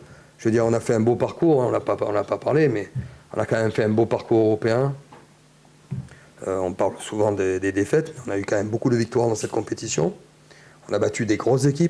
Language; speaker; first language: French; native; French